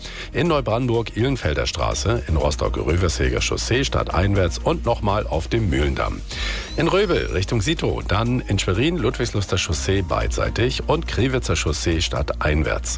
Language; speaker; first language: German; native; German